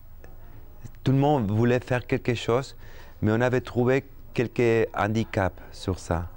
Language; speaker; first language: French; non-native, fluent; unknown